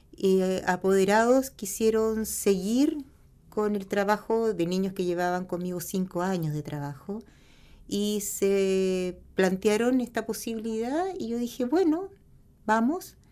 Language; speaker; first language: Spanish; native; Spanish